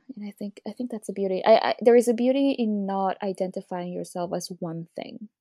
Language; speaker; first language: English; early bilingual, other home language; Spanish